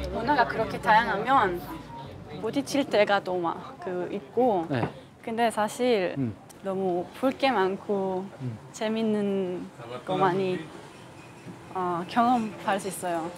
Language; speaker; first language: Korean; non-native, fluent; Hebrew